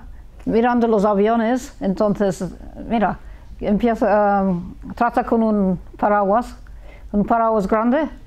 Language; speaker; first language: Spanish; early bilingual, heritage; Spanish